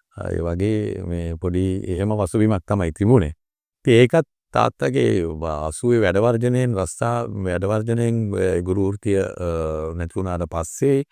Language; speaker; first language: Sinhala; non-native, local second language; Tamil